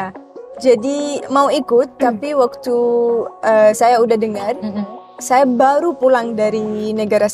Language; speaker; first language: Indonesian; non-native, learner; Arabic